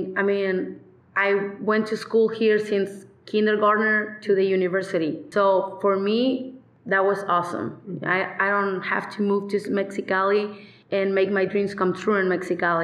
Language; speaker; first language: English; non-native, learner; Spanish